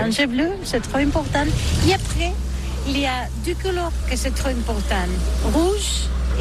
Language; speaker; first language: French; non-native, learner; Catalan